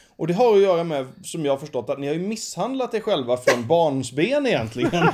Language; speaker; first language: Swedish; native; Swedish